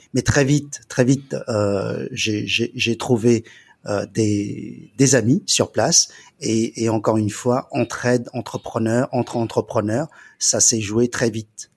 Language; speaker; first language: French; early bilingual, other home language; Chinese